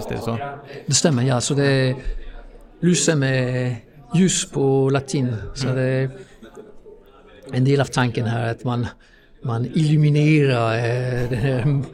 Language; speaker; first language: Swedish; non-native, fluent; English